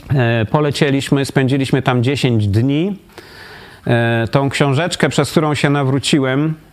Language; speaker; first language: Polish; native; Polish